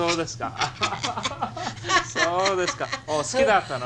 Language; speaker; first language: Japanese; early bilingual, heritage; Japanese